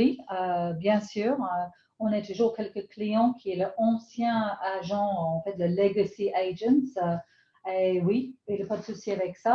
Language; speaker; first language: French; non-native, fluent; English